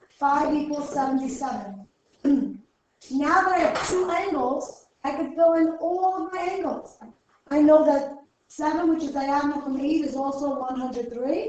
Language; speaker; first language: English; native; English